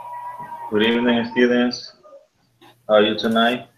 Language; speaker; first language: English; non-native, fluent; Spanish